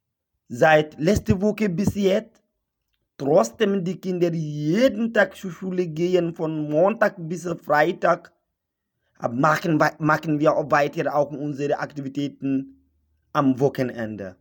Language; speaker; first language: German; non-native, learner; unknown